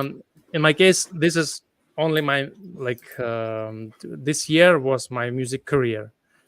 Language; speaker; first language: English; non-native, fluent; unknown